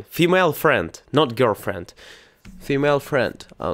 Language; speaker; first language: English; non-native, learner; Russian